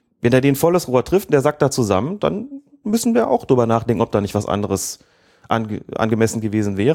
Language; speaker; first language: German; native; German